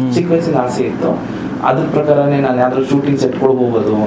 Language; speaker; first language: Kannada; native; Kannada